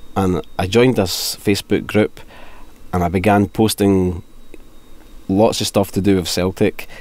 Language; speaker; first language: English; native; English